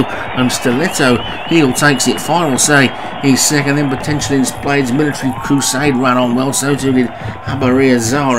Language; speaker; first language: English; native; English